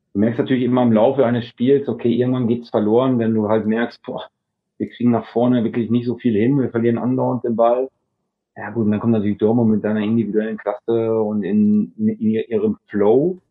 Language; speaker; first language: German; early bilingual, other home language; Dutch